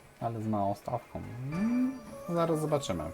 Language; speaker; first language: Polish; non-native, fluent; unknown